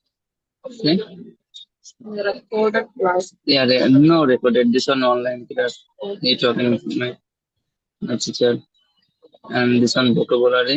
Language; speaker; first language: English; non-native, learner; Bangla